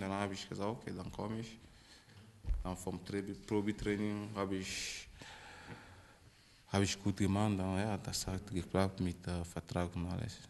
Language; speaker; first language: German; non-native, learner; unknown